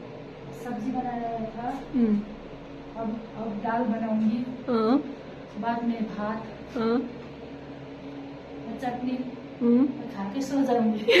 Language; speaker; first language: Hindi; non-native, local second language; Nepali